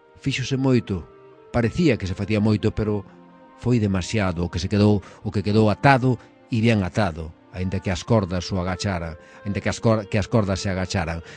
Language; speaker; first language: Galician; native; Galician